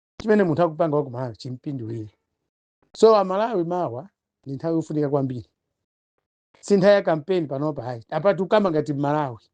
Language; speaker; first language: Nyanja; non-native, local second language; Tumbuka